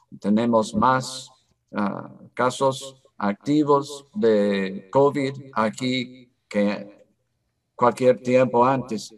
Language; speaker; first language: Spanish; non-native, fluent; English